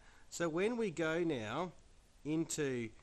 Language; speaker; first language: English; native; English